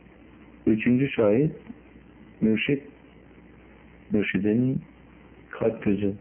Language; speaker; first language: Turkish; native; Turkish